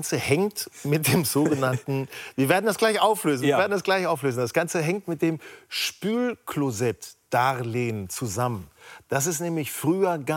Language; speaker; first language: German; native; German